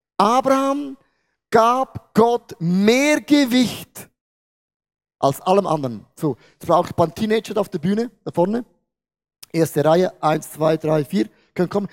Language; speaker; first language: German; non-native, fluent; Portuguese